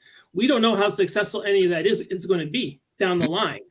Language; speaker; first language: English; native; English